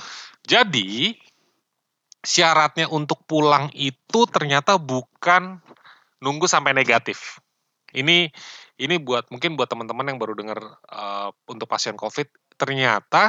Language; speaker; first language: Indonesian; native; Indonesian